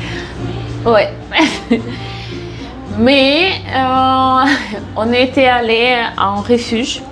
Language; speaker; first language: French; non-native, fluent; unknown